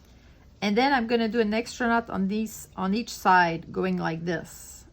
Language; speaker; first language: English; non-native, fluent; French